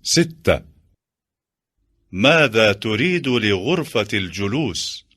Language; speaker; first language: Arabic; non-native, learner; Bosnian